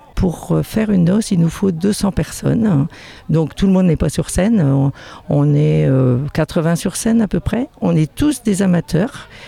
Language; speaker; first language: French; native; French